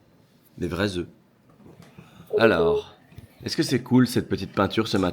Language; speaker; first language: French; native; French